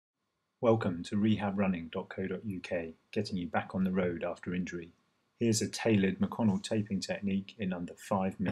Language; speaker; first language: English; native; English